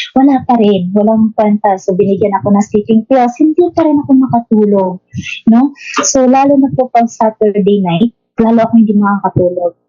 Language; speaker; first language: Filipino; non-native, local second language; Cebuano